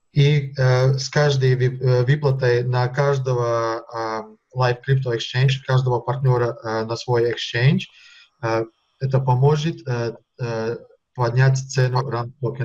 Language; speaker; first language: Russian; early bilingual, heritage; Russian